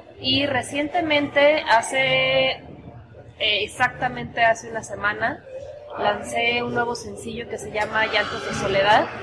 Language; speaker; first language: Spanish; native; Spanish